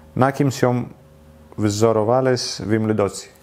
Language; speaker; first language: Polish; non-native, learner; Greek